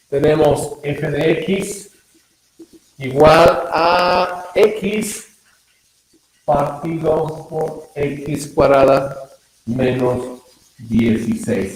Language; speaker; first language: Spanish; native; Spanish